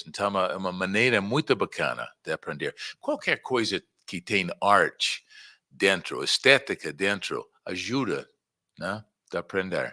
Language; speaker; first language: Portuguese; non-native, fluent; English